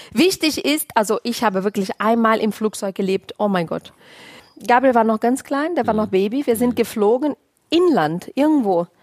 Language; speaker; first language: German; non-native, fluent; Portuguese